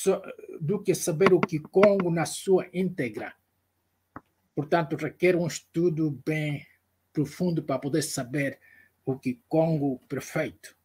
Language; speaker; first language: Portuguese; non-native, local second language; Kongo